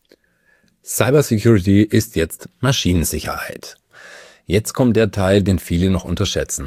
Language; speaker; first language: German; native; German